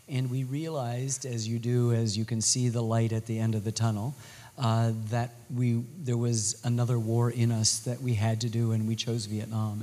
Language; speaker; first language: English; native; English